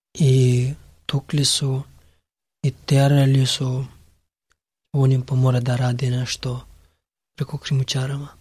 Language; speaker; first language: Serbian; non-native, learner; Pashto